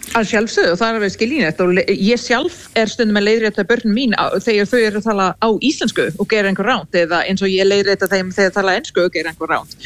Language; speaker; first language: Icelandic; non-native, fluent; English